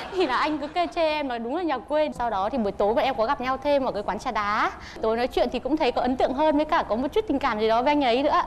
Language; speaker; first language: Vietnamese; native; Vietnamese